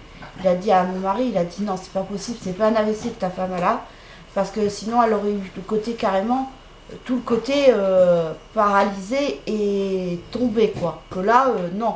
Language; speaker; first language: French; native; French